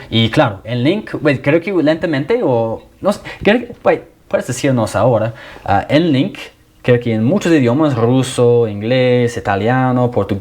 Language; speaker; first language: Spanish; non-native, fluent; English